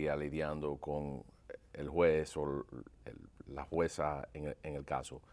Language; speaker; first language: Spanish; early bilingual, heritage; Spanish